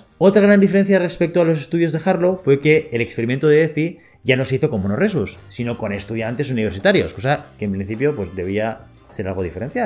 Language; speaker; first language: Spanish; native; Spanish